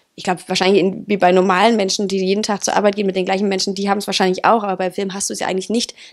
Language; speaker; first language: German; non-native, fluent; Danish